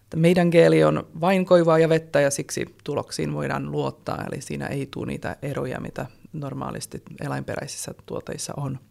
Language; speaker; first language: Finnish; non-native, fluent; Czech